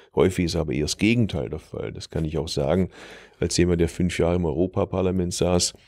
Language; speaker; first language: German; early bilingual, other home language; Turkish